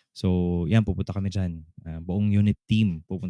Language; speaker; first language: Filipino; native; Filipino